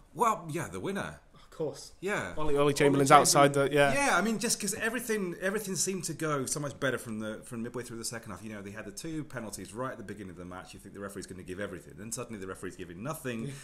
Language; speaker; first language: English; native; English